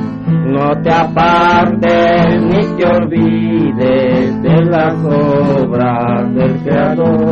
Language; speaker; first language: Spanish; native; Spanish